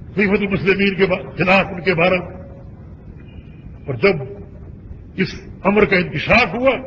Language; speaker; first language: Urdu; native; Urdu